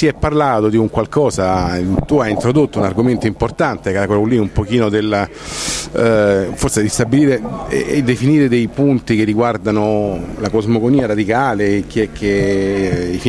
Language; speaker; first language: Italian; native; Italian